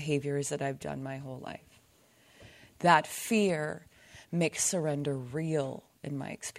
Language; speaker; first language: English; native; English